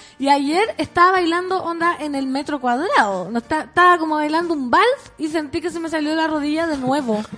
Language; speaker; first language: Spanish; native; Spanish